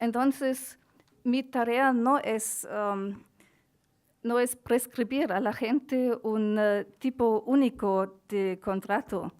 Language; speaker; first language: Spanish; non-native, fluent; German